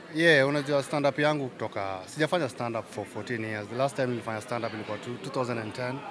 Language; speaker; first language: Swahili; native; Swahili